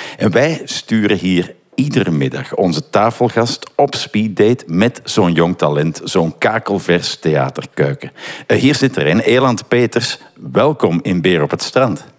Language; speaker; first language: Dutch; native; Dutch